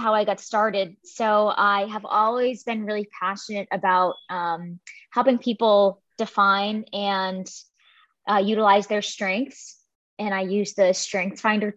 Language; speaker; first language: English; native; English